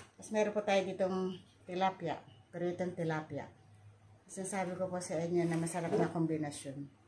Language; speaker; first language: Filipino; non-native, local second language; Iloko